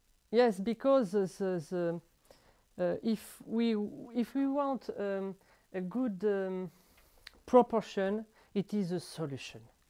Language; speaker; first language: English; non-native, learner; French